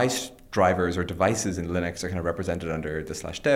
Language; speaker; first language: English; native; English